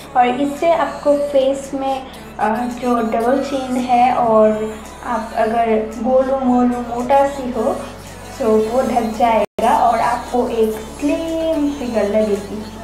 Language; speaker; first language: Hindi; non-native, learner; Bangla